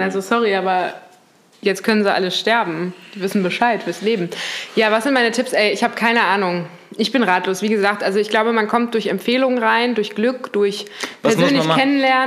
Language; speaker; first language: German; native; German